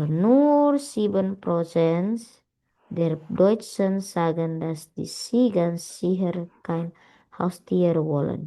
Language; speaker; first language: German; non-native, learner; Indonesian